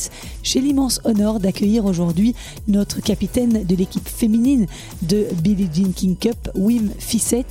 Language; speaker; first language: French; native; French